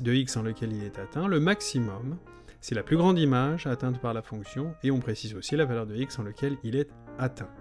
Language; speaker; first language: French; native; French